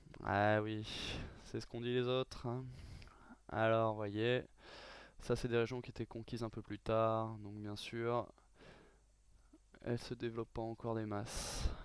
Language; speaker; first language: French; native; French